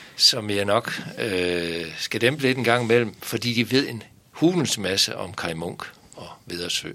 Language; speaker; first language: Danish; native; Danish